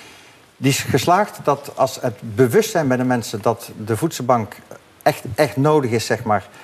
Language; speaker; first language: Dutch; native; Dutch